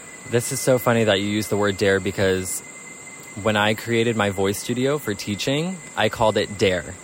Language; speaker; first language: English; native; English